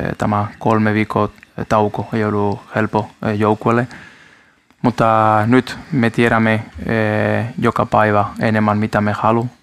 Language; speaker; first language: Finnish; non-native, learner; Spanish